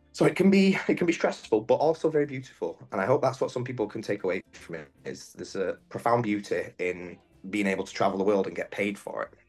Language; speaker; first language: English; native; English